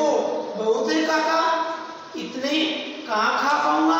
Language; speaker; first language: Hindi; native; Hindi